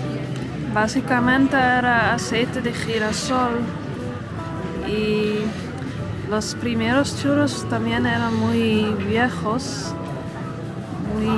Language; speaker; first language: Spanish; non-native, fluent; Dutch